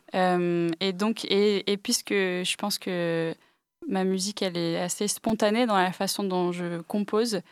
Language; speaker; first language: French; early bilingual, other home language; English